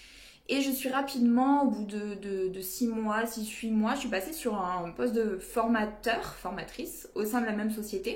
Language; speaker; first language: French; native; French